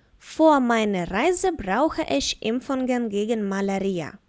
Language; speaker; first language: German; non-native, fluent; Ukrainian